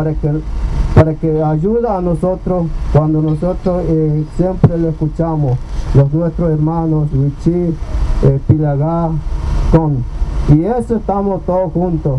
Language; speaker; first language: Spanish; non-native, local second language; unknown